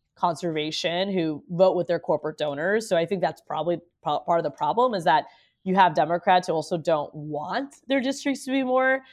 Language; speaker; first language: English; native; English